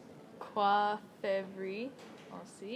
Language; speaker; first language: French; non-native, learner; English